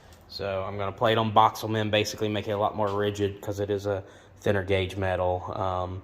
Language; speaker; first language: English; native; English